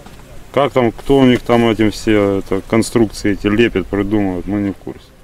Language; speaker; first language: Russian; native; Russian